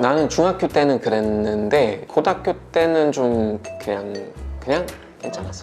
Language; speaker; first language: Korean; non-native, fluent; German